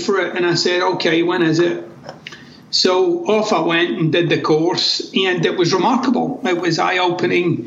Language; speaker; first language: English; native; English